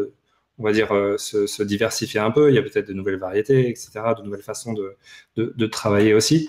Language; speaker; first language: French; native; French